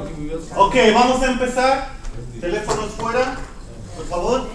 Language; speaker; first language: Spanish; non-native, fluent; Dutch